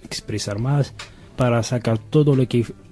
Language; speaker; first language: Spanish; non-native, learner; Arabic